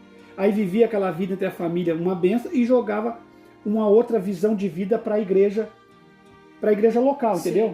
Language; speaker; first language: Portuguese; native; Portuguese